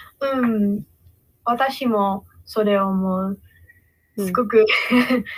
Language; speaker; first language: Japanese; non-native, learner; English